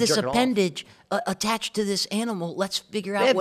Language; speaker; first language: English; native; English